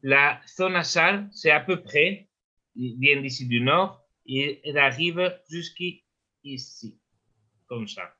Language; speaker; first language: French; non-native, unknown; Spanish